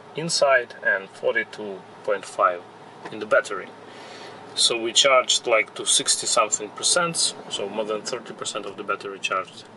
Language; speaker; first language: English; non-native, fluent; Ukrainian